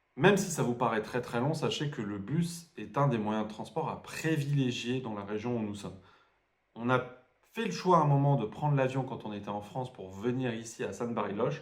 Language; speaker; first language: French; native; French